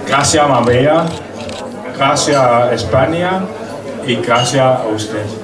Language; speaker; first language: Spanish; non-native, learner; German